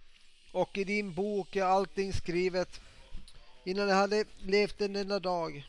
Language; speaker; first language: Swedish; non-native, local second language; Finnish